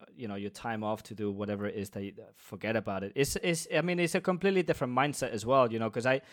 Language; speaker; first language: English; non-native, fluent; Spanish